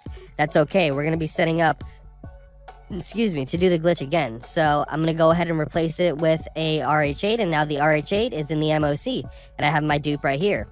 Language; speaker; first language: English; native; English